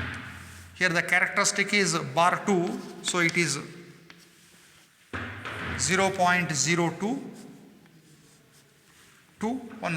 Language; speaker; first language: English; non-native, local second language; Kannada